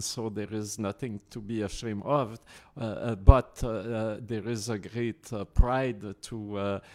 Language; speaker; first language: English; non-native, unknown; French